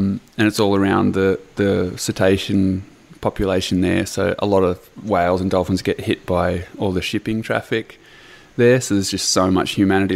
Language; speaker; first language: English; native; English